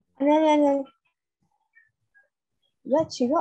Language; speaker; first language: Japanese; non-native, learner; Indonesian